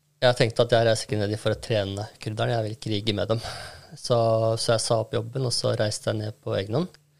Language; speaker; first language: Norwegian; early bilingual, other home language; Kurdish